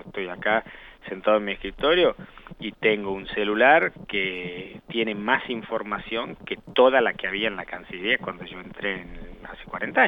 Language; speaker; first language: Spanish; native; Spanish